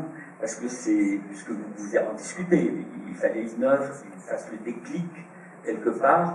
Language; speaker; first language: French; native; French